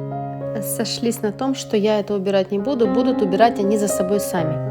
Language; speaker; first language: Russian; native; Russian